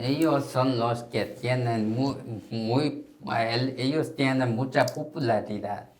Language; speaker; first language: Spanish; non-native, learner; Korean